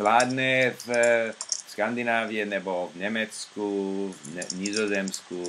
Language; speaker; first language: Czech; non-native, learner; English